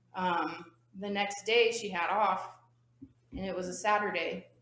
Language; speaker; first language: English; native; English